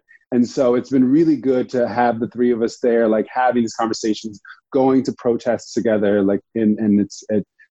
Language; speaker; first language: English; native; English